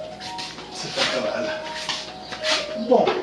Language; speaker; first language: French; non-native, fluent; Spanish